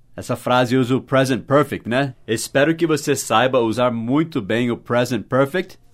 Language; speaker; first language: Portuguese; non-native, fluent; English